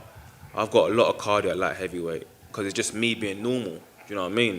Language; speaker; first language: English; native; English